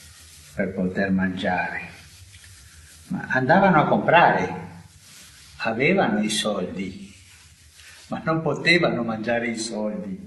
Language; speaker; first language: Italian; non-native, fluent; Spanish